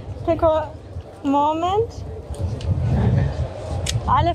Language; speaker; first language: Polish; non-native, learner; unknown